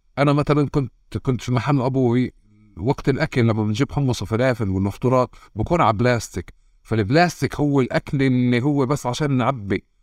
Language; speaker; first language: Arabic; native; Arabic